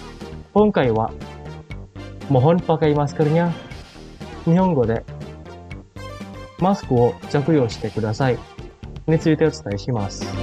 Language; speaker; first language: Japanese; non-native, fluent; Indonesian